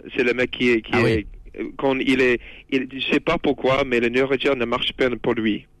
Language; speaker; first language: French; non-native, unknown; English